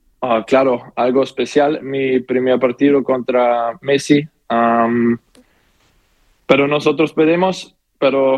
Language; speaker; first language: Spanish; non-native, learner; German